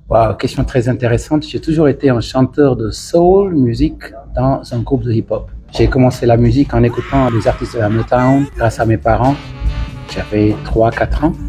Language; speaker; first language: French; non-native, local second language; Wolof